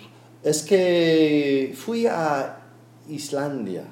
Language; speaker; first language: Spanish; non-native, learner; English